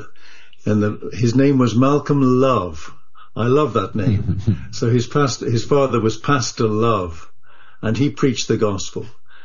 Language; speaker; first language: English; native; English